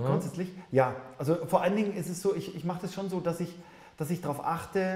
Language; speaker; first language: German; native; German